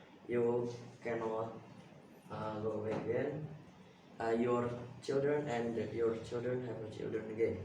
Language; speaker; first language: English; non-native, learner; Indonesian